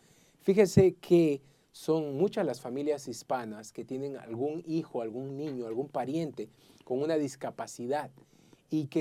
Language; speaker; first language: Spanish; native; Spanish